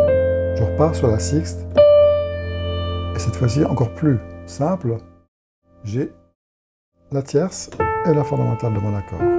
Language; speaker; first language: French; native; French